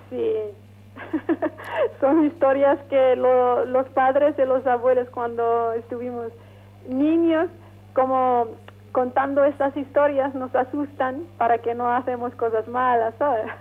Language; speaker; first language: Spanish; non-native, fluent; Arabic